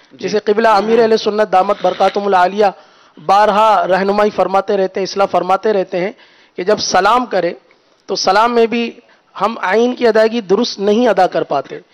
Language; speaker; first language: Urdu; native; Urdu